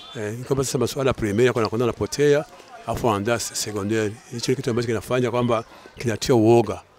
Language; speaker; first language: Swahili; native; Swahili